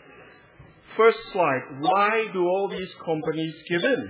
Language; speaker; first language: English; non-native, fluent; Dutch